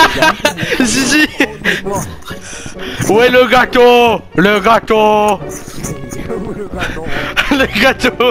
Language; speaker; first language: French; native; French